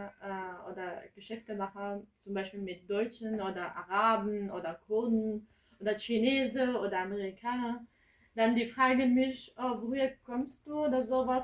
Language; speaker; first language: German; early bilingual, other home language; Kurdish